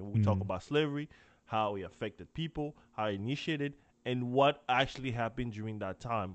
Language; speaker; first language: English; non-native, fluent; French